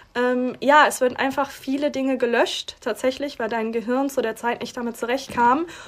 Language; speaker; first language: German; early bilingual, other home language; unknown